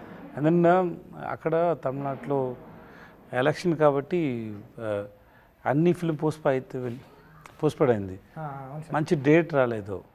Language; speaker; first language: Telugu; non-native, learner; Tamil